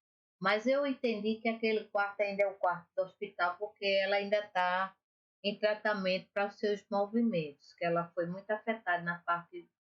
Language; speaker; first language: Portuguese; native; Portuguese